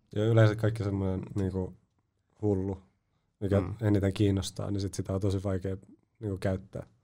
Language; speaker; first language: Finnish; native; Finnish